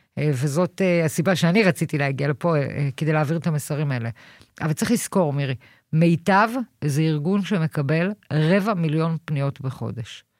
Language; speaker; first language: Hebrew; native; Hebrew